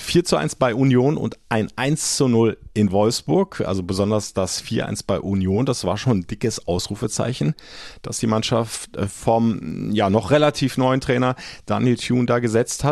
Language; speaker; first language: German; native; German